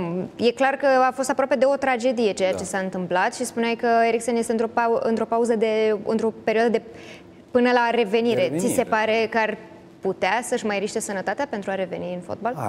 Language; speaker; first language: Romanian; native; Romanian